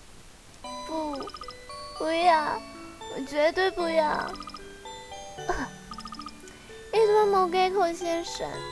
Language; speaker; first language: Chinese; native; Chinese